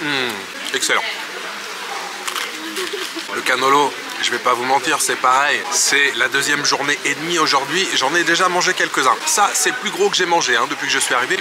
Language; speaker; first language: French; native; French